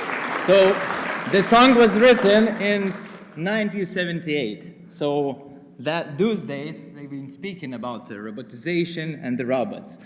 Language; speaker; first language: English; non-native, fluent; Lithuanian